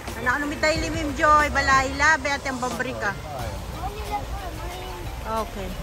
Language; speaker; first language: Hebrew; non-native, learner; Filipino